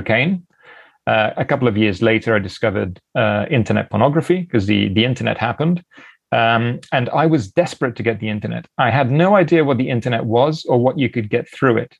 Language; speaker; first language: English; native; English